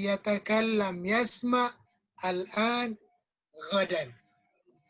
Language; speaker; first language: Arabic; non-native, fluent; Indonesian